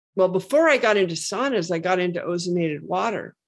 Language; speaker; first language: English; native; English